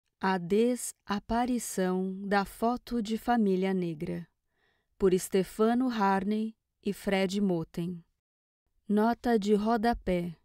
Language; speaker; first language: Portuguese; native; Portuguese